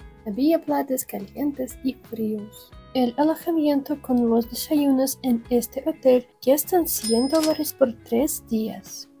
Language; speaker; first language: Spanish; non-native, fluent; Russian